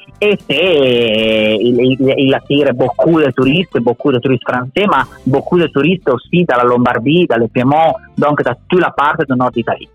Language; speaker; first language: French; non-native, learner; Italian